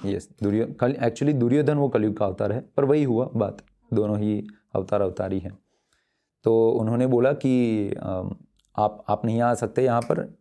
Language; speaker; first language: Hindi; non-native, local second language; Gujarati